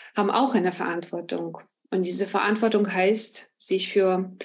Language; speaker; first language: German; non-native, fluent; Ukrainian